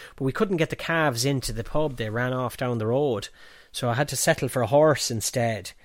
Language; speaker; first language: English; native; English